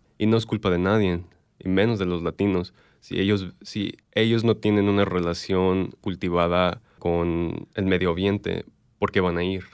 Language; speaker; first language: Spanish; early bilingual, heritage; English